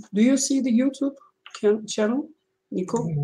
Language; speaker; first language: English; non-native, learner; Turkish